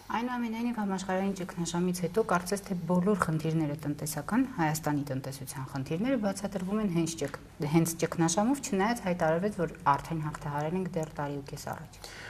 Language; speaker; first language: Armenian; native; Armenian